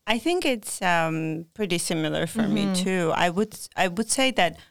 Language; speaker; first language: English; non-native, fluent; Georgian